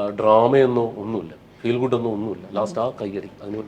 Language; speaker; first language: Malayalam; native; Malayalam